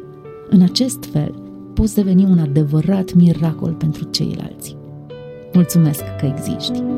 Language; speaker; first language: Romanian; native; Romanian